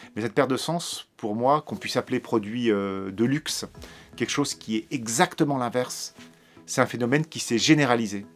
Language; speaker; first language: French; native; French